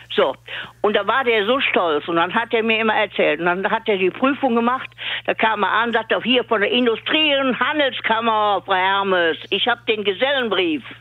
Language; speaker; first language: German; native; German